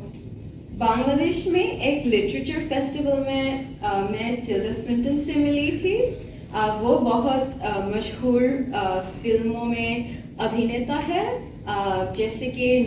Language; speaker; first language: Hindi; non-native, learner; Bangla